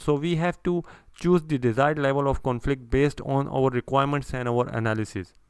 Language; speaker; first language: English; non-native, local second language; Urdu